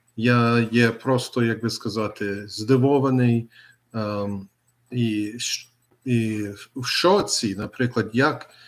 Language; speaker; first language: Ukrainian; early bilingual, heritage; Ukrainian